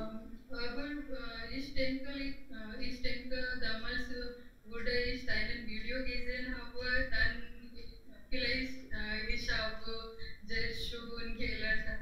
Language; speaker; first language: German; non-native, learner; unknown